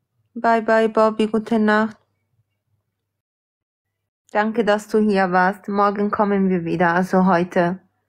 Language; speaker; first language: German; early bilingual, other home language; Italian